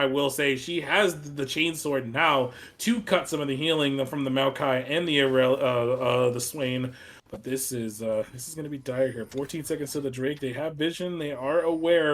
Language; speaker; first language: English; native; English